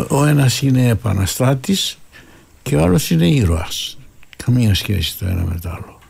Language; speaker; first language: Greek; native; Greek